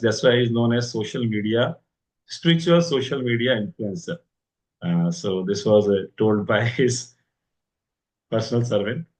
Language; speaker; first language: English; non-native, local second language; Hindi